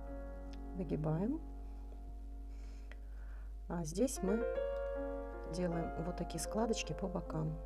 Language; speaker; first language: Russian; native; Russian